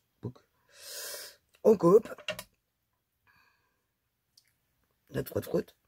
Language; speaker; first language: French; native; French